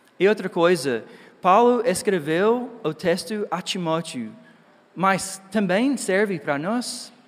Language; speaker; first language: Portuguese; non-native, fluent; English